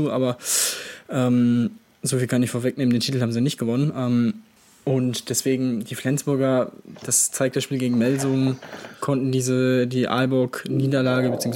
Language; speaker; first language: German; native; German